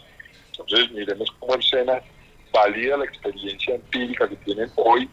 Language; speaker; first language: Spanish; native; Spanish